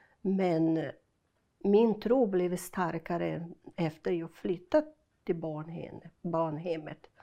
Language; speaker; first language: Swedish; non-native, fluent; Portuguese